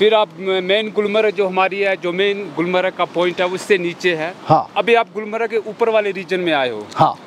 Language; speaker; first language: Hindi; native; Hindi